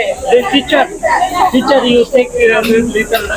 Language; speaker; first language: English; non-native, learner; Hindi